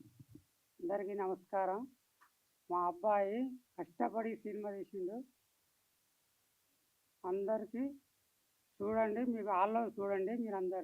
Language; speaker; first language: Telugu; native; Telugu